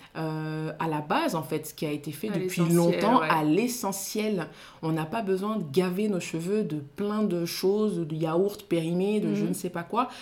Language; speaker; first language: French; non-native, local second language; Soninke